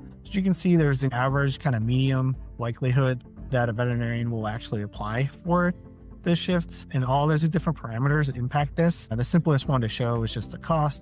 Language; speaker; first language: English; native; English